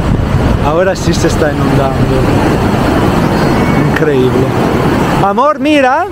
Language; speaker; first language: Spanish; non-native, fluent; Italian